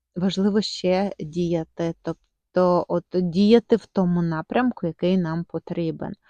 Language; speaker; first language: Ukrainian; non-native, local second language; Russian